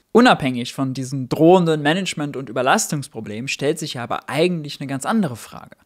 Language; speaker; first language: German; native; German